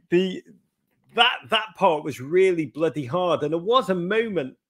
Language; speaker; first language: English; native; English